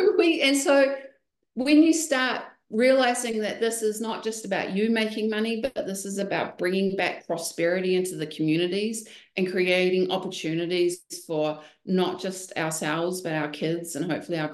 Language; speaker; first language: English; native; English